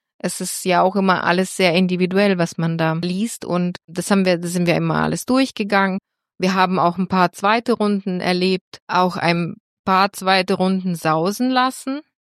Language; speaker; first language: German; non-native, fluent; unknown